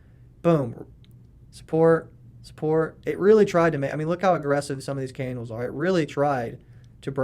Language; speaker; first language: English; native; English